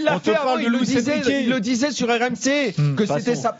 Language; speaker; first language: French; native; French